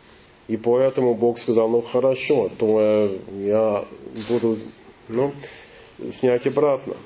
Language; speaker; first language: Russian; non-native, learner; English